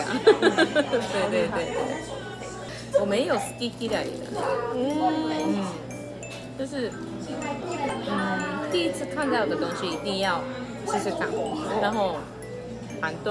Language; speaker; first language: Chinese; non-native, learner; Japanese